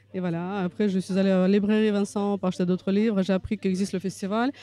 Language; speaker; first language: French; non-native, fluent; Russian